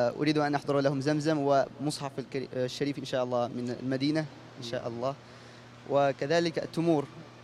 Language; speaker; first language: Arabic; non-native, fluent; Russian